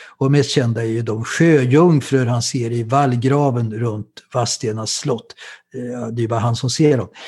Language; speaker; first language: Swedish; native; Swedish